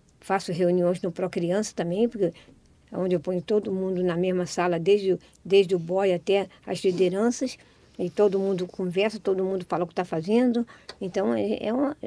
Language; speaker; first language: Portuguese; native; Portuguese